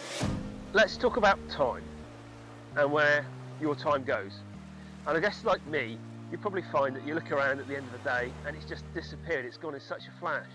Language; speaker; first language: English; native; English